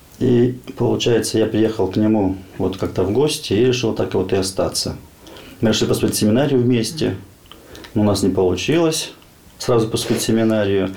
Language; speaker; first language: Russian; native; Russian